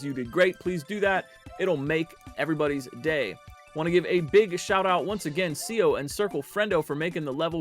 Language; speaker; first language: English; native; English